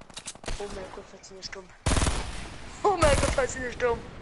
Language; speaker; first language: German; non-native, local second language; Luxembourgish